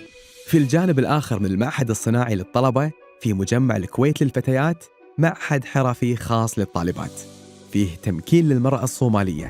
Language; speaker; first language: Arabic; native; Arabic